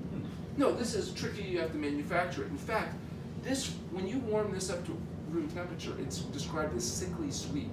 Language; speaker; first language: English; native; English